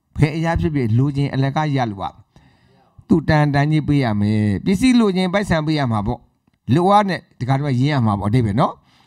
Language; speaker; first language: Burmese; native; Burmese